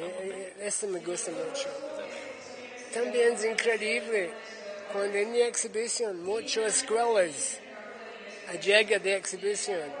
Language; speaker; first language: Spanish; non-native, learner; English